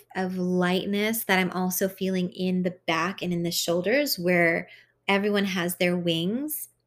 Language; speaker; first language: English; early bilingual, other home language; Hungarian